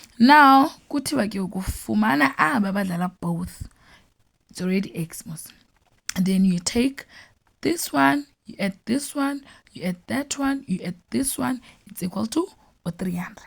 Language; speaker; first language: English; non-native, local second language; Xhosa